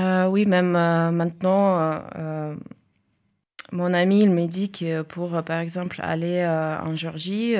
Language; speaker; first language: French; non-native, fluent; Russian